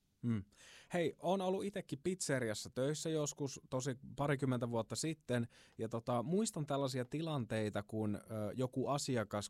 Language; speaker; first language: Finnish; native; Finnish